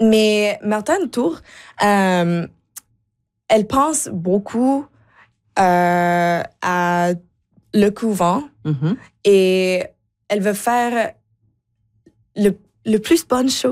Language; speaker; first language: French; non-native, local second language; English